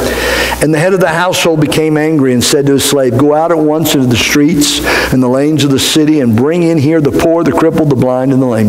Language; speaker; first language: English; native; English